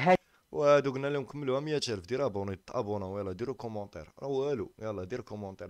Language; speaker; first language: Arabic; native; Arabic